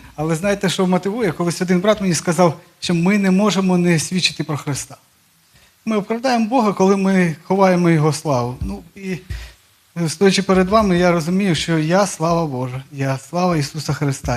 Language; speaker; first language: Ukrainian; non-native, local second language; Russian